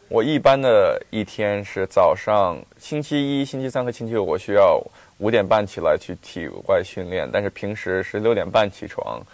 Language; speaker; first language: Chinese; early bilingual, heritage; Chinese